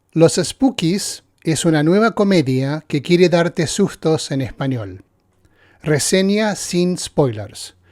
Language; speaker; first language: Spanish; early bilingual, heritage; Spanish